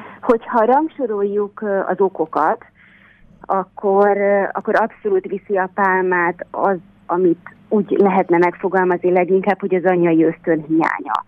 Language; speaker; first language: Hungarian; native; Hungarian